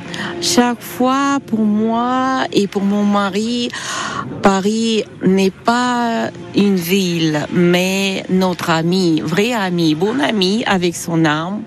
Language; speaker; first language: French; non-native, fluent; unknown